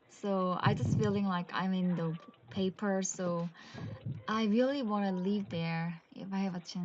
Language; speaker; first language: English; non-native, learner; Korean